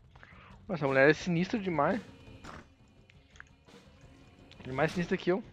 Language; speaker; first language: Portuguese; native; Portuguese